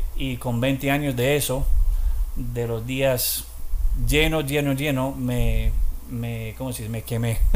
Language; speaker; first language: Spanish; non-native, fluent; English